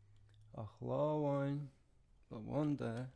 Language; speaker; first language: Irish; non-native, learner; English